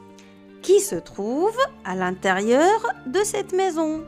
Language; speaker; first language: French; non-native, local second language; Arabic